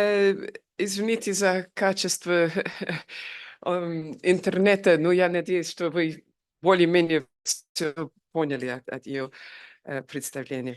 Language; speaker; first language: Russian; non-native, fluent; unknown